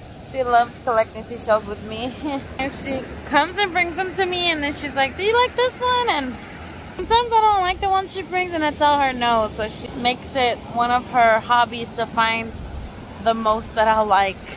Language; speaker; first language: English; early bilingual, other home language; Spanish